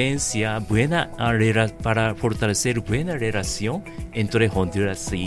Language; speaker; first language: Spanish; non-native, learner; Japanese